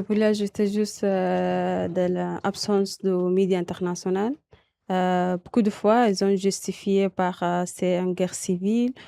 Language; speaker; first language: French; non-native, learner; Arabic